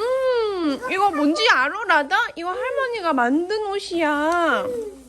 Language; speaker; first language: Korean; non-native, fluent; Russian